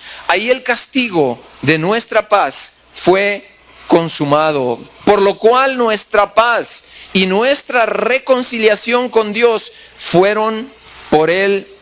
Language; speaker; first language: Spanish; native; Spanish